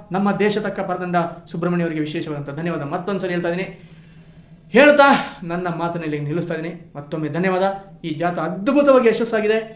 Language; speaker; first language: Kannada; non-native, local second language; Kodava